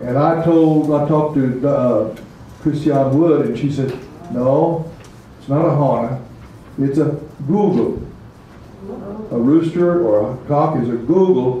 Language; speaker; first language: English; native; English